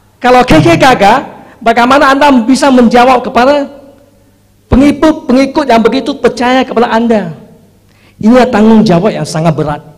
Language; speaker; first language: Indonesian; non-native, fluent; Chinese